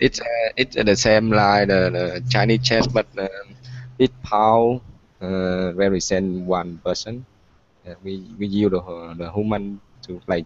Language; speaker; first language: English; non-native, learner; Vietnamese